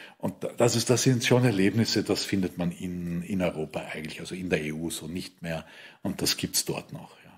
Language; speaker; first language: German; native; German